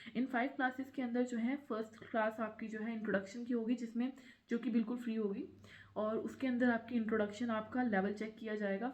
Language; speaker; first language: Hindi; native; Hindi